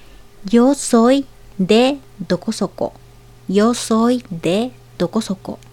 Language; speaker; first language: Spanish; non-native, fluent; Japanese